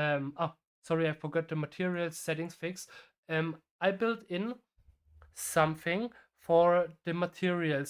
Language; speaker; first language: English; non-native, fluent; German